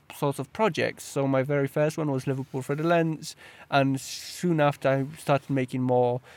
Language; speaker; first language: English; early bilingual, other home language; Polish